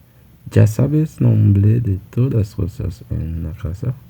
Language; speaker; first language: Spanish; non-native, fluent; Haitian Creole